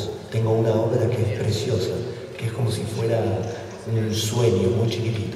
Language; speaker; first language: Spanish; native; Spanish